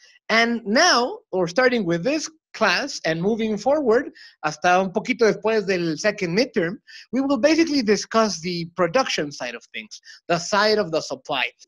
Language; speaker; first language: English; non-native, fluent; Spanish